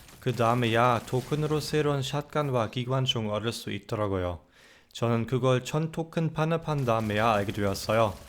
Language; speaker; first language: Korean; non-native, fluent; German